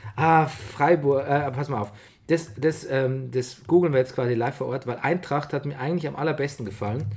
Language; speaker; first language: German; native; German